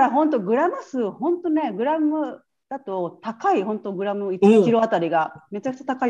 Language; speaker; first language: Japanese; native; Japanese